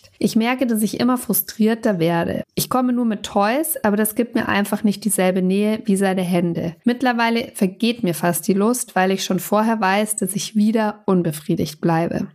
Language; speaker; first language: German; native; German